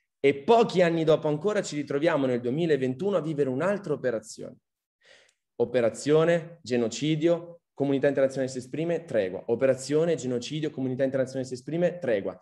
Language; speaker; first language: Italian; early bilingual, other home language; Arabic